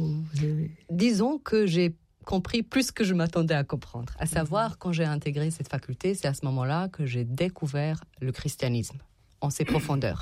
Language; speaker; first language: French; non-native, fluent; Serbian